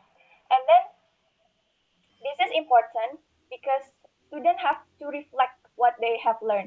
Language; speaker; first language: English; non-native, learner; Indonesian